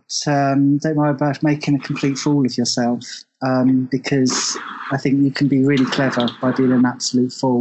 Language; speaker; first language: English; native; English